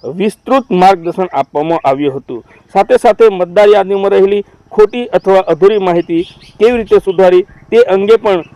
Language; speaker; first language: Gujarati; native; Gujarati